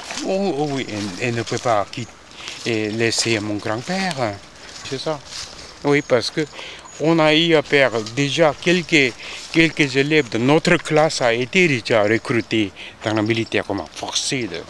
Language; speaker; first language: French; non-native, fluent; Korean